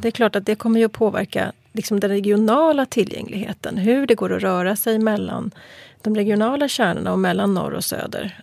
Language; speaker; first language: Swedish; native; Swedish